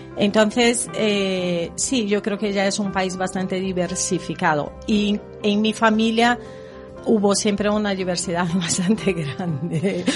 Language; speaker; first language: Spanish; early bilingual, heritage; Spanish